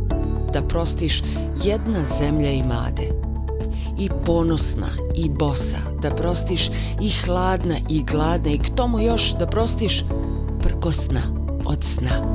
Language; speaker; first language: Bosnian; native; Bosnian